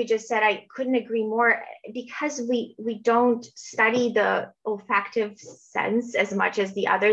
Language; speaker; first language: English; early bilingual, other home language; Romanian